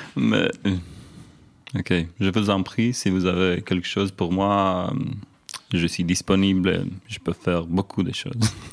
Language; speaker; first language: French; non-native, learner; Romanian